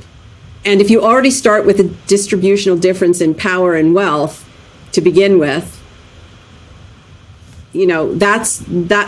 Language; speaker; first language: English; native; English